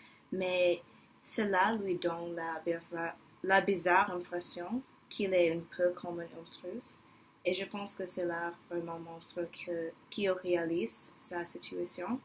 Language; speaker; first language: French; non-native, learner; English